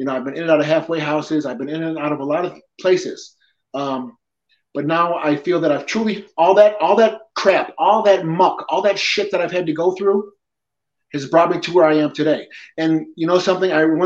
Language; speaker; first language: English; native; English